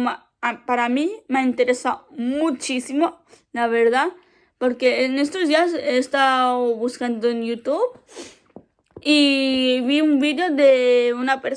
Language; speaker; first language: Spanish; early bilingual, other home language; Arabic